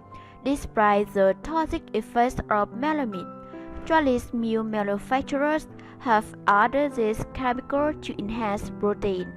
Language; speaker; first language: English; non-native, learner; Vietnamese